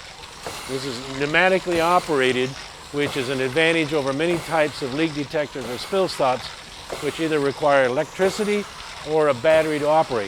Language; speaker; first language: English; native; English